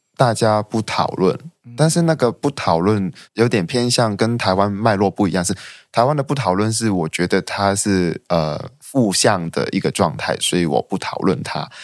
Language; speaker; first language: Chinese; non-native, local second language; Cantonese